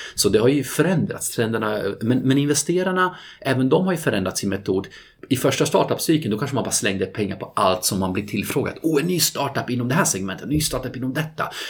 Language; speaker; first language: Swedish; non-native, fluent; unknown